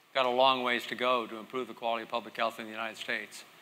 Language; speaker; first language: English; native; English